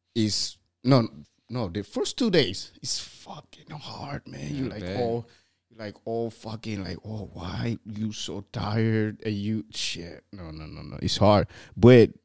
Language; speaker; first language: English; non-native, fluent; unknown